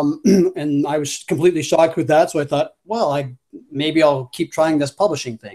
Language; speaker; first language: English; native; English